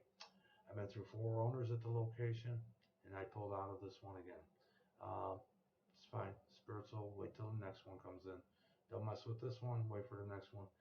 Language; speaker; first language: English; native; English